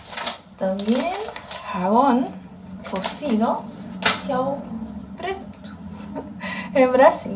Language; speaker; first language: Spanish; non-native, learner; Portuguese